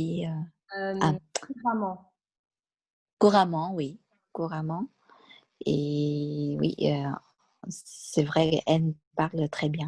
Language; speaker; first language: French; non-native, learner; Vietnamese